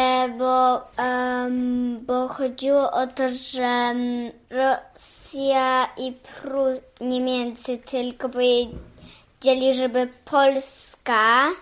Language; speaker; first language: Polish; early bilingual, heritage; Polish